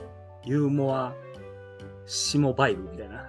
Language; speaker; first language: Japanese; native; Japanese